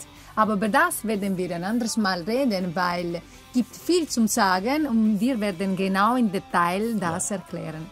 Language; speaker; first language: German; non-native, learner; Italian